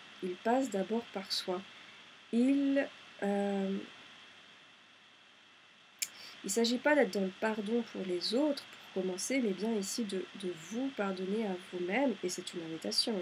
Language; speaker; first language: French; native; French